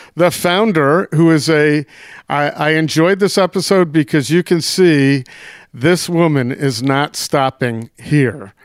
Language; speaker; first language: English; native; English